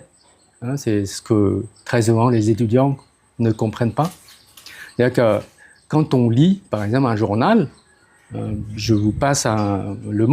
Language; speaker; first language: French; non-native, fluent; Khmer